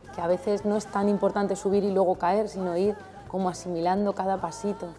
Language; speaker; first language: Spanish; native; Spanish